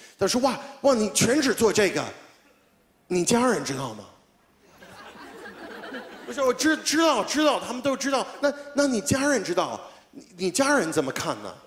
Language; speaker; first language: Chinese; non-native, fluent; English